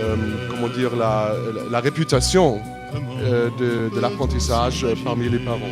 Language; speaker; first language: French; non-native, fluent; German